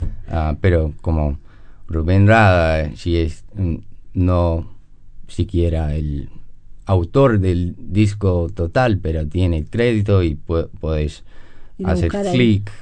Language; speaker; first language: Spanish; non-native, learner; English